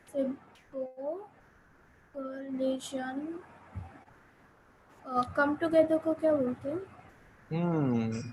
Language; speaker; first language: French; non-native, learner; Hindi